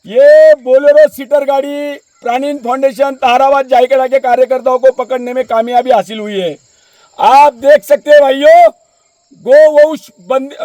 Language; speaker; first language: Hindi; non-native, local second language; Marathi